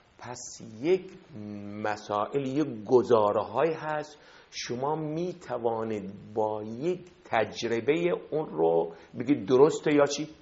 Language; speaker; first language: Persian; non-native, fluent; Arabic